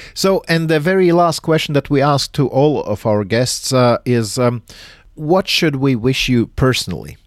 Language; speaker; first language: English; non-native, fluent; Latvian